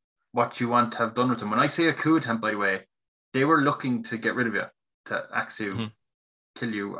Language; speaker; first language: English; native; English